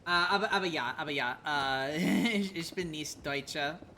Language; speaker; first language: German; non-native, learner; English